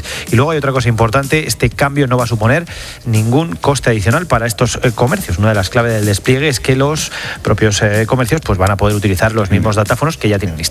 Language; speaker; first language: Spanish; native; Spanish